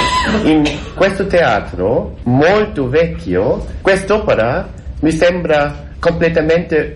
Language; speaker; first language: Italian; non-native, learner; German